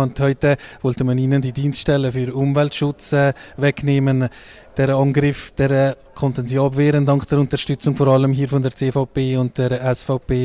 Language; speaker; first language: German; native; German